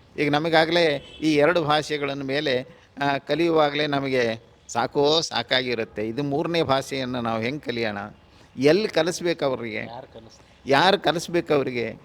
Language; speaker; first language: Kannada; non-native, local second language; Lambadi